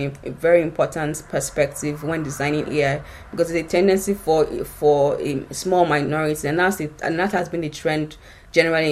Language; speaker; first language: English; non-native, local second language; Yoruba